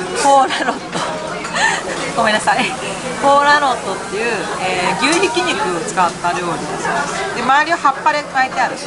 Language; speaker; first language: Japanese; native; Japanese